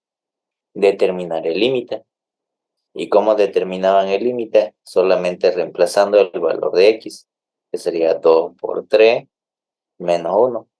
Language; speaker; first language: Spanish; native; Spanish